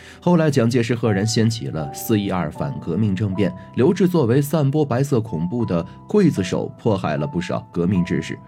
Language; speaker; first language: Chinese; native; Chinese